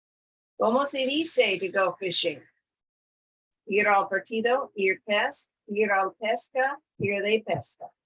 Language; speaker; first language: Spanish; non-native, fluent; English